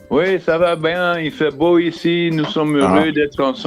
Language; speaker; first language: French; non-native, fluent; Dutch